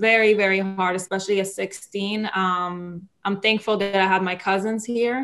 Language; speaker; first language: English; non-native, fluent; Hebrew